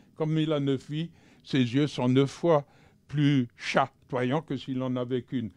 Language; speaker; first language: French; native; French